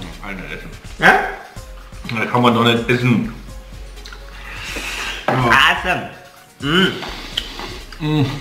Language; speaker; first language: German; non-native, learner; Indonesian